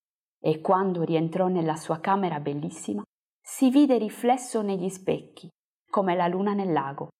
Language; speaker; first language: Italian; native; Italian